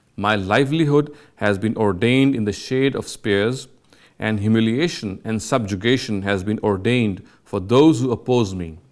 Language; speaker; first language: English; non-native, local second language; Urdu